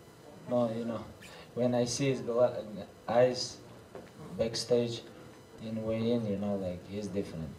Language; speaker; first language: English; non-native, learner; Russian